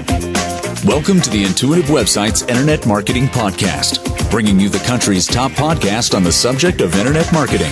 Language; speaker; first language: English; native; English